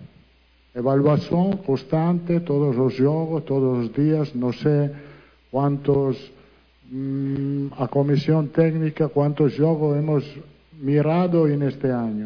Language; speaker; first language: Portuguese; non-native, fluent; Italian